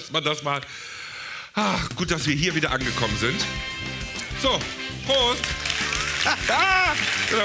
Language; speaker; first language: German; native; German